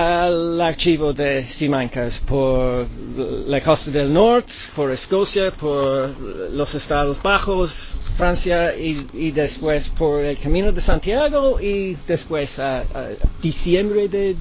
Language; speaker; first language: Spanish; non-native, learner; English